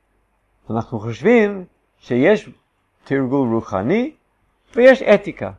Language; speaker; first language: Hebrew; non-native, fluent; English